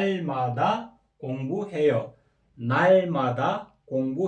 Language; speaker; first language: Korean; non-native, fluent; Kyrgyz